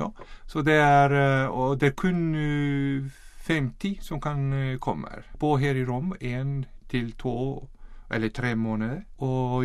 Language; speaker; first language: Swedish; non-native, learner; Icelandic